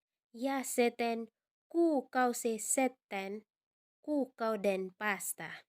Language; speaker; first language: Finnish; non-native, learner; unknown